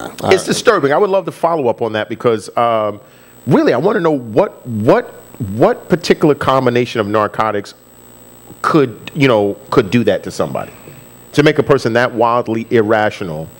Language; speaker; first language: English; native; English